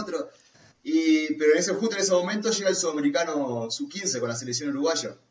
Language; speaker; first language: Spanish; native; Spanish